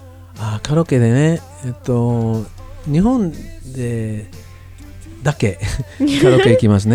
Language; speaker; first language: Japanese; non-native, learner; English